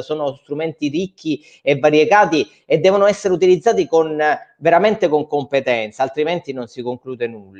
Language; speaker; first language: Italian; native; Italian